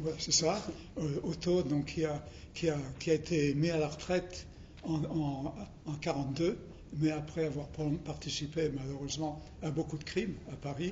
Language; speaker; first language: French; native; French